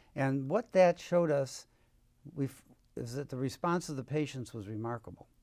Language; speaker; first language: English; native; English